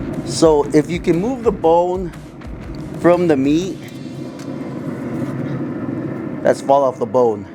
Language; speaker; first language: English; native; English